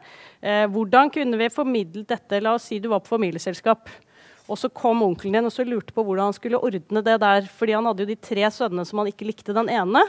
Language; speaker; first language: Norwegian; native; Norwegian